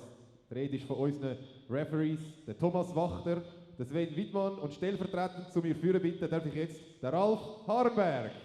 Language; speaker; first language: German; native; German